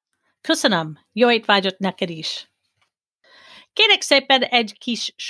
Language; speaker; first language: Hungarian; non-native, learner; English